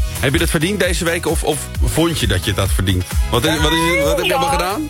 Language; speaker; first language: Dutch; native; Dutch